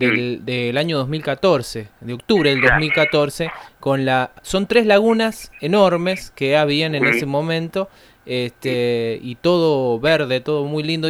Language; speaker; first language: Spanish; native; Spanish